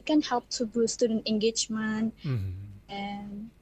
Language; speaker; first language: English; non-native, fluent; Indonesian